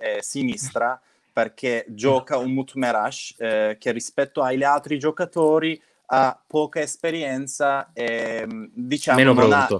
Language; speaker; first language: Italian; non-native, fluent; Turkish